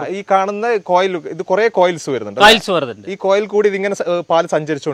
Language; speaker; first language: Malayalam; native; Malayalam